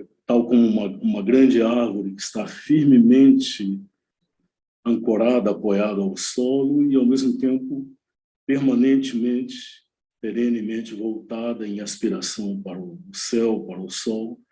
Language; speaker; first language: Portuguese; native; Portuguese